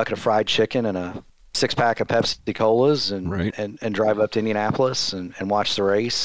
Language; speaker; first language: English; native; English